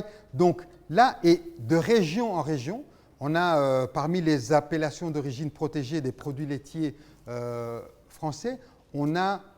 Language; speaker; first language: French; native; French